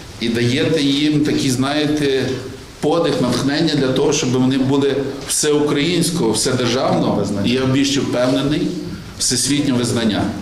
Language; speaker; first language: Ukrainian; native; Ukrainian